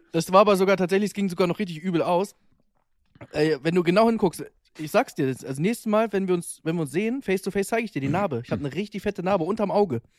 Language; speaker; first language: German; native; German